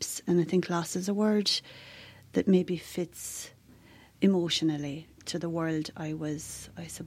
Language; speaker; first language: English; native; English